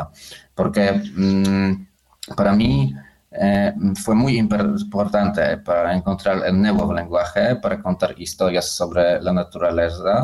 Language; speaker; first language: Spanish; non-native, learner; Polish